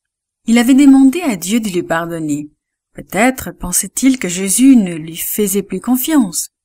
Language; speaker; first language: French; native; French